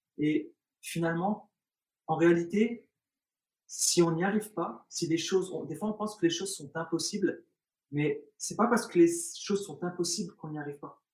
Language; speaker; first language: French; early bilingual, other home language; Arabic